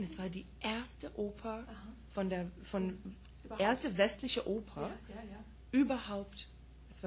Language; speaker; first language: German; non-native, fluent; English